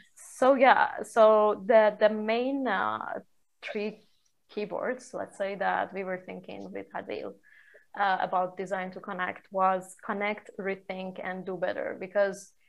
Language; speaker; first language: English; non-native, fluent; Persian